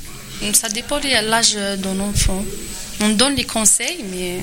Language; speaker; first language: French; non-native, learner; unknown